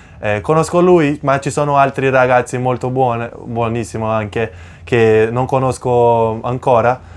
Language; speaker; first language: Italian; non-native, fluent; Portuguese